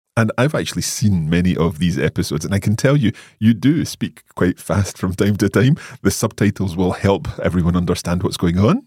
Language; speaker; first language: English; native; English